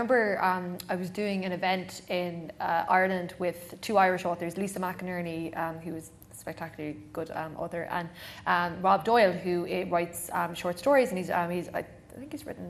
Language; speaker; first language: English; native; English